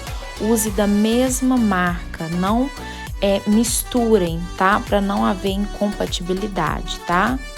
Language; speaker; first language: Portuguese; native; Portuguese